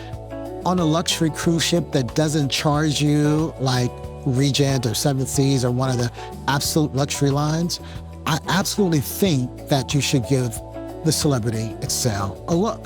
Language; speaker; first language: English; native; English